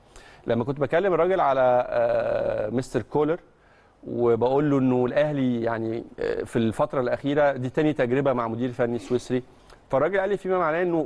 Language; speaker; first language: Arabic; native; Arabic